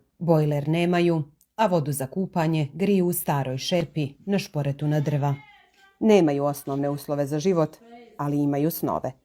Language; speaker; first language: Bosnian; native; Bosnian